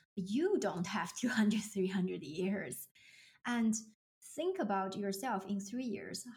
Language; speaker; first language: English; non-native, fluent; Chinese